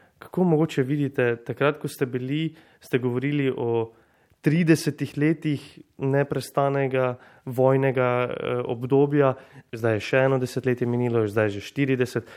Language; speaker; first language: Slovenian; native; Slovenian